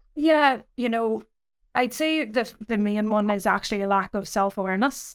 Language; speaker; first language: English; native; English